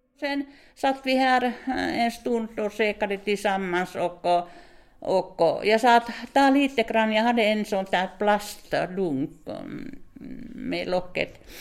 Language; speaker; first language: Swedish; non-native, fluent; Finnish